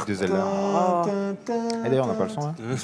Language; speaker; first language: French; native; French